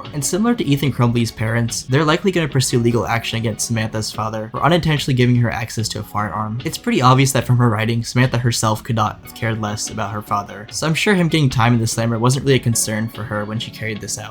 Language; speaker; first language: English; native; English